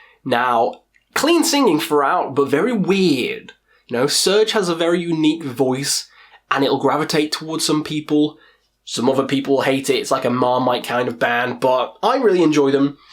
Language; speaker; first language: English; native; English